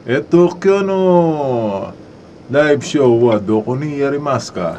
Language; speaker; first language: Japanese; non-native, learner; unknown